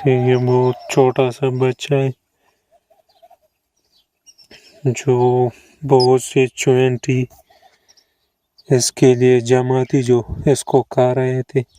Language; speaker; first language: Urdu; non-native, local second language; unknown